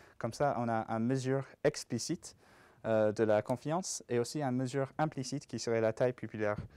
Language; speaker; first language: French; non-native, fluent; English